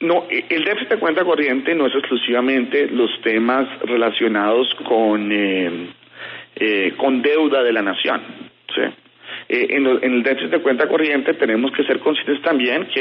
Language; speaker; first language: Spanish; native; Spanish